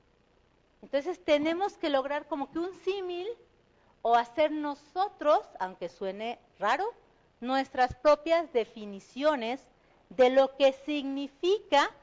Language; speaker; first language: Spanish; native; Spanish